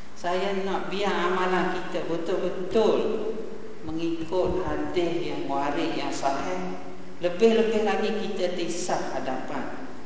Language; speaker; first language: Malay; early bilingual, heritage; Arabic